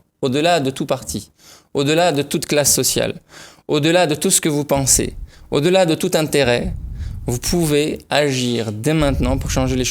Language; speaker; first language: French; native; French